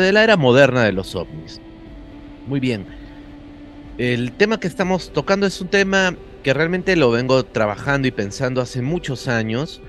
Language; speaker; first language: Spanish; native; Spanish